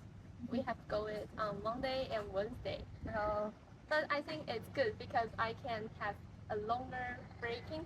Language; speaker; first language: English; non-native, fluent; Chinese